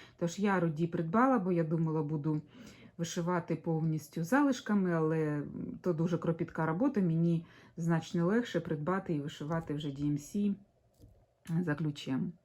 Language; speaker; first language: Ukrainian; non-native, local second language; Russian